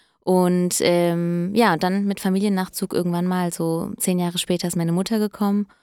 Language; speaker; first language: German; early bilingual, other home language; Italian